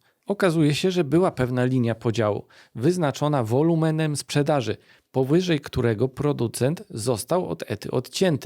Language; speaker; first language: Polish; native; Polish